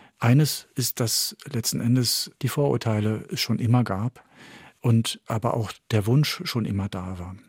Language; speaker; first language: German; early bilingual, heritage; French